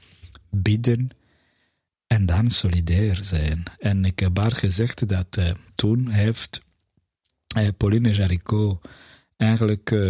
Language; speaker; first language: Dutch; non-native, fluent; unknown